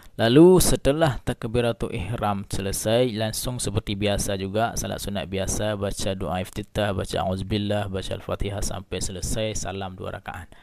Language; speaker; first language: Malay; non-native, local second language; Achinese